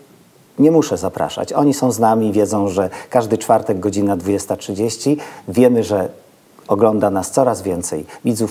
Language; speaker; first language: Polish; native; Polish